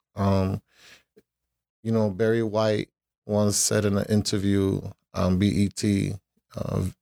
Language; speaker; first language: English; early bilingual, other home language; Spanish